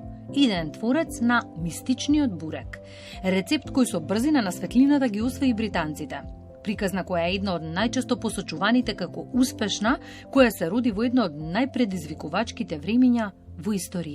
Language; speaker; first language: Macedonian; native; Macedonian